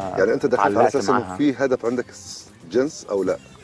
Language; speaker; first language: Arabic; native; Arabic